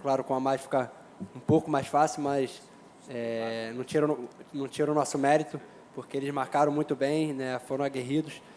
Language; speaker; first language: Portuguese; native; Portuguese